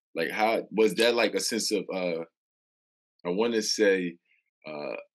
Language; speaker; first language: English; native; English